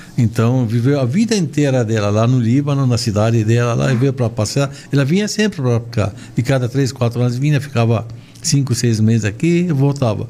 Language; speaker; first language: Portuguese; non-native, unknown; Arabic